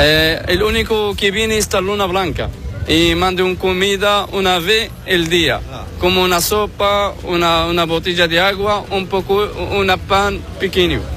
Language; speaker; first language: Spanish; non-native, learner; Arabic